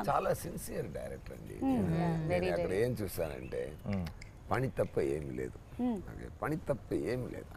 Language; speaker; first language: Telugu; non-native, learner; Tamil